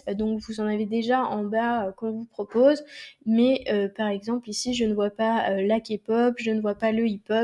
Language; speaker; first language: French; native; French